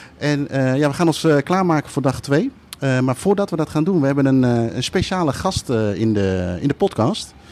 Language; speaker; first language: Dutch; early bilingual, other home language; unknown